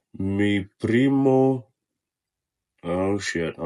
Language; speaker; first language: Spanish; non-native, learner; Russian